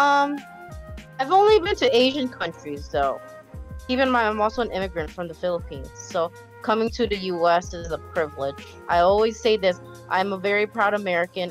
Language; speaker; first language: English; non-native, local second language; Filipino